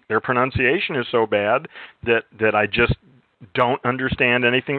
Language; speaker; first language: English; native; English